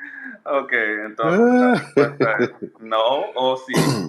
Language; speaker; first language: Spanish; non-native, learner; English